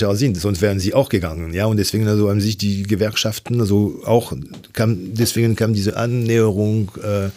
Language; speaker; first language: German; non-native, fluent; French